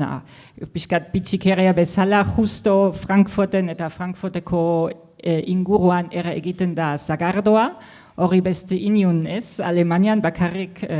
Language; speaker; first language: Basque; non-native, fluent; German